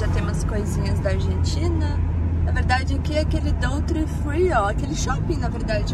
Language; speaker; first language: Portuguese; native; Portuguese